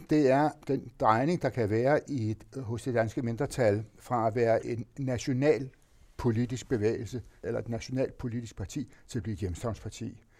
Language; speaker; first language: Danish; native; Danish